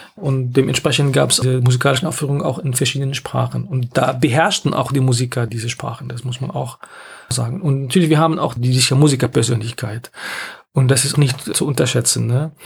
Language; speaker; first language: German; non-native, fluent; Arabic